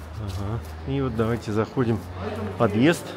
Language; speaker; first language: Russian; native; Russian